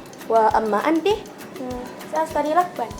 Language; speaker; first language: Arabic; non-native, learner; Indonesian